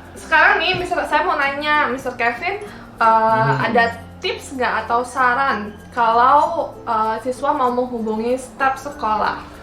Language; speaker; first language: Indonesian; native; Indonesian